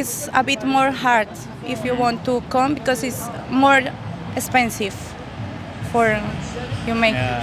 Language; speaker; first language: English; non-native, learner; Spanish